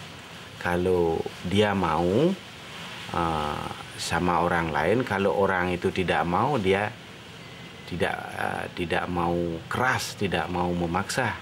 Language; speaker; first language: Indonesian; non-native, local second language; Balinese